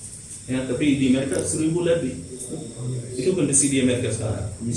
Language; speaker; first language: Indonesian; non-native, fluent; English